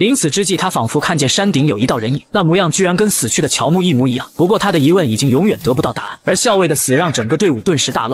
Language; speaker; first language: Chinese; native; Chinese